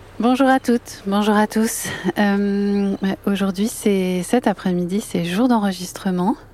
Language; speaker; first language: French; native; French